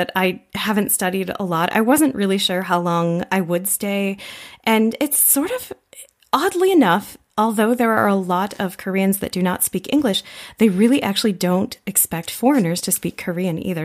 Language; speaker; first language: English; native; English